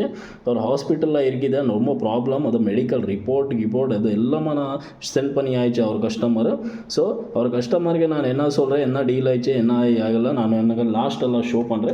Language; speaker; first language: Tamil; non-native, learner; Kannada